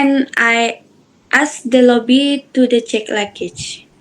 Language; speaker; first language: English; non-native, learner; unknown